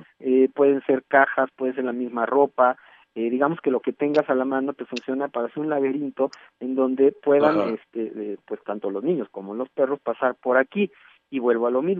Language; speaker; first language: Spanish; native; Spanish